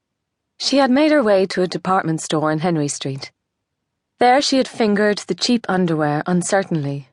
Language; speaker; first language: English; native; English